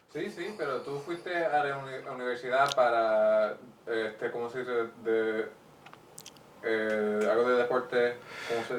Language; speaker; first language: Spanish; early bilingual, heritage; English